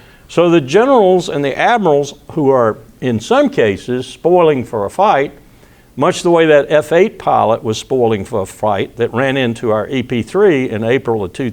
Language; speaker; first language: English; native; English